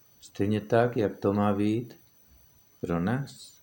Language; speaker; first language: Czech; non-native, fluent; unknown